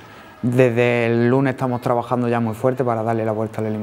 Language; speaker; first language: Spanish; native; Spanish